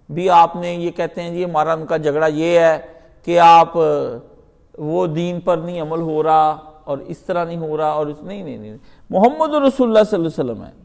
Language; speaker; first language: Urdu; non-native, local second language; Punjabi